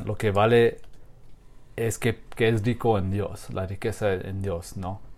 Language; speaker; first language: Spanish; non-native, learner; English